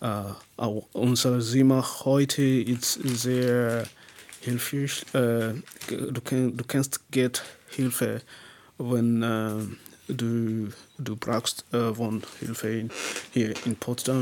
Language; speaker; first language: German; non-native, learner; English